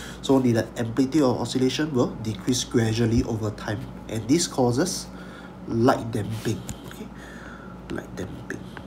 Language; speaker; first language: English; non-native, local second language; Chinese